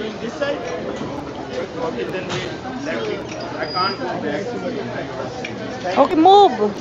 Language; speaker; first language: English; non-native, local second language; Filipino